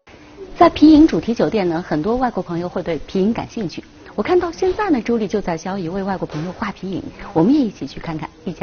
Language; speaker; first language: Chinese; native; Chinese